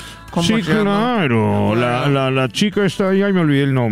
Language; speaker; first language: Spanish; native; Spanish